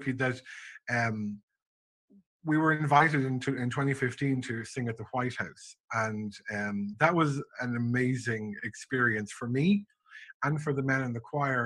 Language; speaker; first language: English; native; English